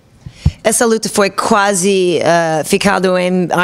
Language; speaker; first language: Portuguese; non-native, learner; English